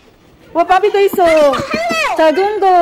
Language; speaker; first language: Korean; non-native, learner; Filipino